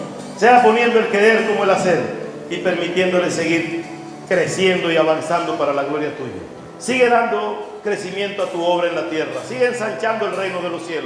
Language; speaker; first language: Spanish; native; Spanish